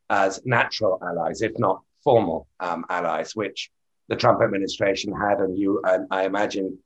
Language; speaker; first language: English; native; English